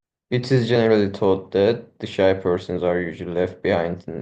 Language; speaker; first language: English; non-native, fluent; Turkish